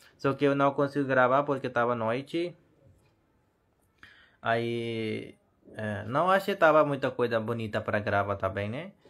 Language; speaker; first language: Portuguese; non-native, learner; Hindi